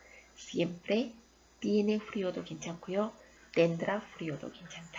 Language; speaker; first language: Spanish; non-native, fluent; Korean